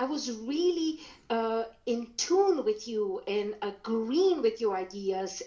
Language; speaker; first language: English; non-native, fluent; German